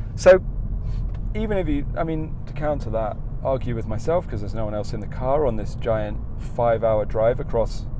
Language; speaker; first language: English; native; English